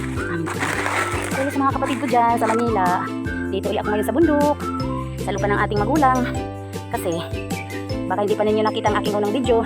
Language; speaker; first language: Filipino; non-native, local second language; Waray